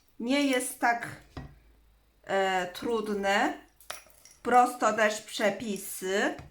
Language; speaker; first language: Polish; non-native, learner; Chinese